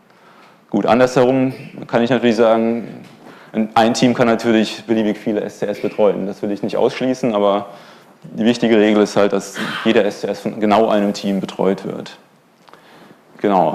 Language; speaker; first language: German; native; German